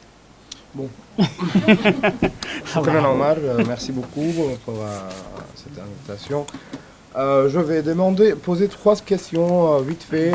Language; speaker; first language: French; non-native, fluent; Arabic